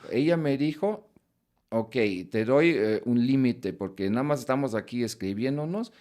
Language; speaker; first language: Spanish; non-native, fluent; German